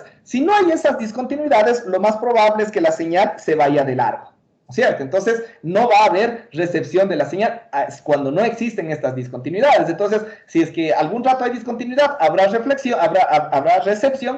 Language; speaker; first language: Spanish; native; Spanish